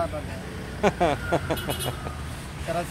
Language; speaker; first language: Russian; non-native, learner; Thai